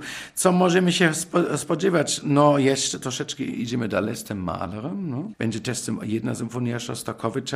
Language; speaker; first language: Polish; non-native, fluent; German